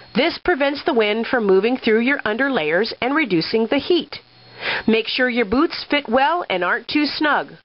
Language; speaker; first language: English; native; English